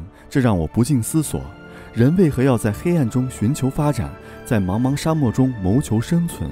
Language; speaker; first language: Chinese; native; Chinese